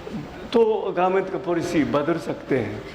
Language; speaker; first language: Hindi; non-native, fluent; Japanese